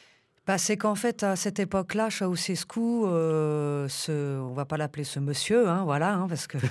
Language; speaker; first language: French; early bilingual, other home language; Romanian